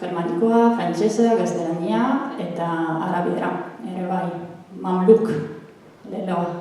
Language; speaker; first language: Basque; non-native, fluent; Italian